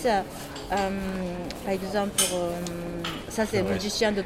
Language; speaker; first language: French; non-native, learner; Japanese